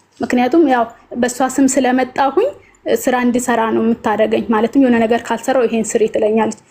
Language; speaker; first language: Amharic; native; Amharic